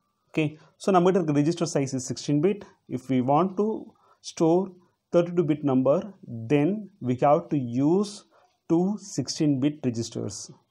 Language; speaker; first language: English; non-native, local second language; Tamil